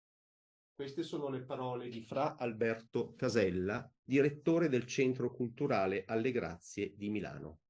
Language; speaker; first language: Italian; native; Italian